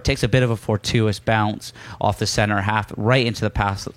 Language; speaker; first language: English; native; English